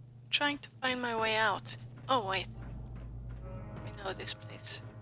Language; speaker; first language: English; non-native, fluent; Swedish